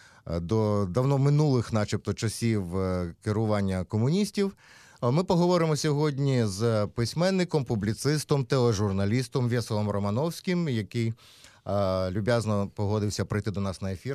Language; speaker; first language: Ukrainian; native; Ukrainian